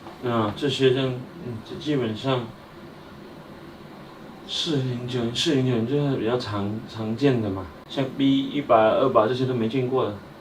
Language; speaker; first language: Chinese; native; Chinese